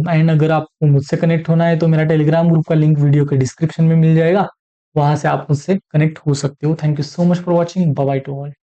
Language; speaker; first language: Hindi; non-native, local second language; Marathi